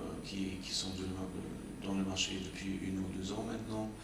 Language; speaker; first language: French; non-native, fluent; German